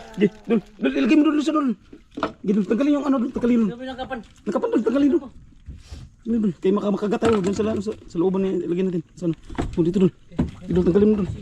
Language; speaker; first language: Filipino; non-native, local second language; Cebuano